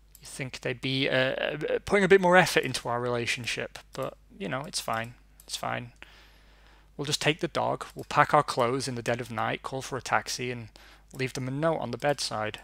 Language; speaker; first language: English; native; English